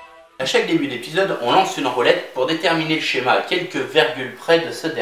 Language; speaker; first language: French; native; French